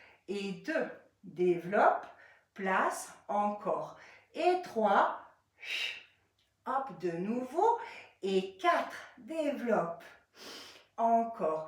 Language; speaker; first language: French; native; French